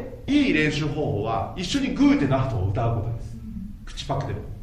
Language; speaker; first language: Japanese; native; Japanese